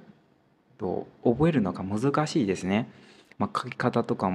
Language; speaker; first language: Japanese; non-native, fluent; Burmese